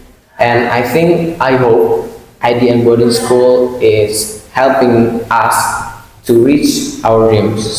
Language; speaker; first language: English; non-native, learner; Indonesian